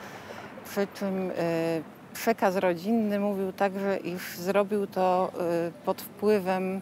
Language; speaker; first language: Polish; native; Polish